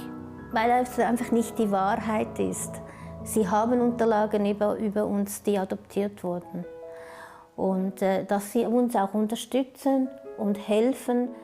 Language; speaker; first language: German; early bilingual, other home language; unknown